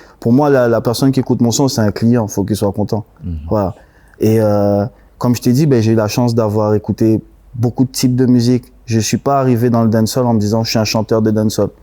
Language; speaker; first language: French; native; French